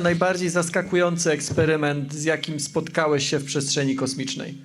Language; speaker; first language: Polish; native; Polish